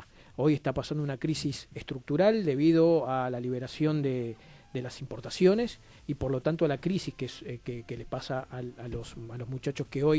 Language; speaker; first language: Spanish; native; Spanish